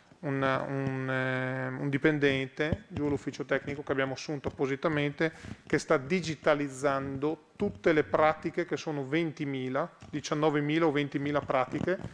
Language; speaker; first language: Italian; native; Italian